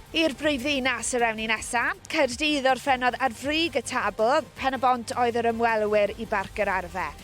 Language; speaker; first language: Welsh; native; Welsh